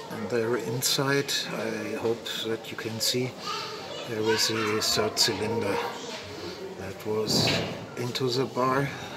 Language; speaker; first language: English; non-native, learner; German